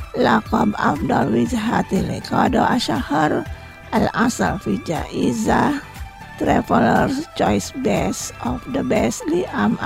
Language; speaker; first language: Arabic; non-native, fluent; Indonesian